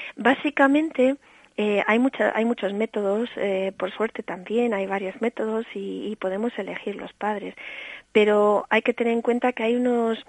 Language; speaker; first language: Spanish; early bilingual, heritage; Spanish